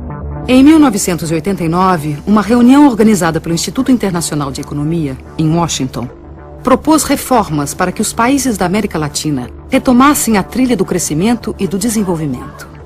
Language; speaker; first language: Portuguese; native; Portuguese